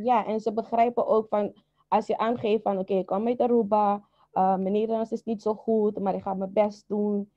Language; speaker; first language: Dutch; non-native, local second language; Papiamento